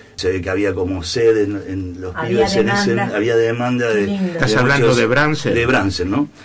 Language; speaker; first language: Spanish; native; Spanish